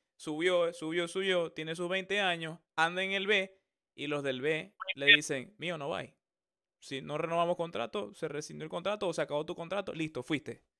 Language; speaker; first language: Spanish; native; Spanish